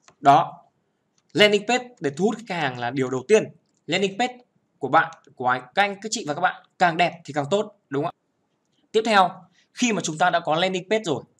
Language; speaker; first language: Vietnamese; native; Vietnamese